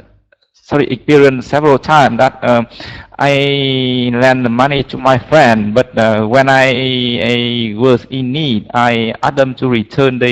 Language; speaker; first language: English; non-native, learner; Vietnamese